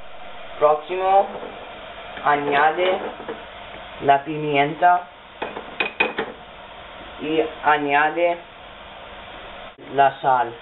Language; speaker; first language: Spanish; non-native, learner; English